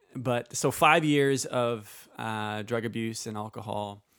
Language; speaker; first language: English; early bilingual, other home language; Icelandic